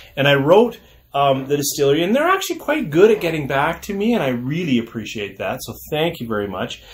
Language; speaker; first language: English; native; English